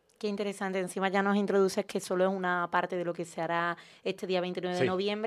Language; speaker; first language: Spanish; native; Spanish